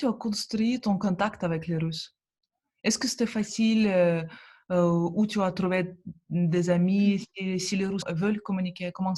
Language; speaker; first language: French; non-native, fluent; Russian